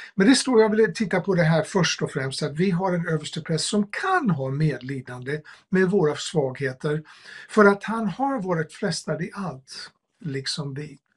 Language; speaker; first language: Swedish; non-native, fluent; English